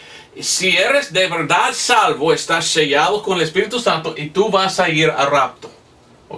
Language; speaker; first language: Spanish; non-native, fluent; English